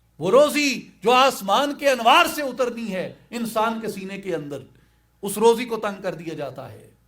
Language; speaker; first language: Urdu; non-native, local second language; Saraiki